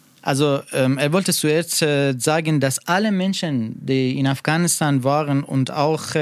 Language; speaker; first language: German; non-native, learner; Persian